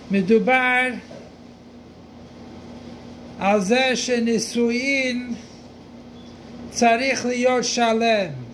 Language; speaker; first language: Hebrew; non-native, fluent; English